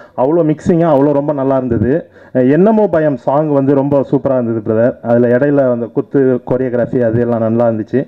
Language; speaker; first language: Tamil; native; Tamil